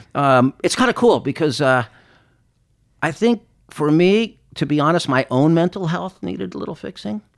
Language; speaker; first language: English; native; English